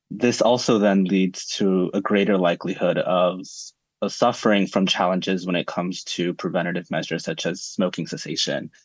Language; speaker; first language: English; early bilingual, other home language; Spanish